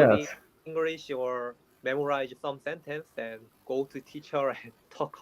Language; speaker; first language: English; non-native, learner; Korean